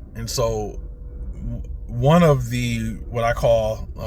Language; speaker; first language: English; native; English